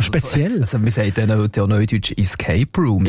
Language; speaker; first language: German; native; German